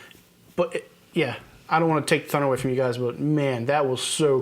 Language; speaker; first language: English; native; English